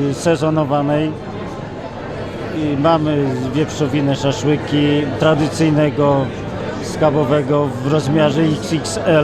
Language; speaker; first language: Polish; native; Polish